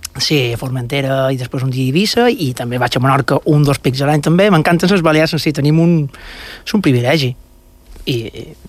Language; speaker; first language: Catalan; native; Catalan